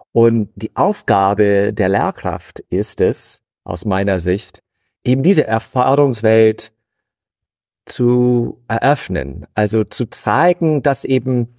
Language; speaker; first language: German; non-native, fluent; English